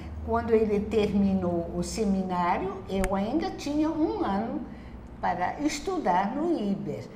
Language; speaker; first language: Portuguese; non-native, local second language; German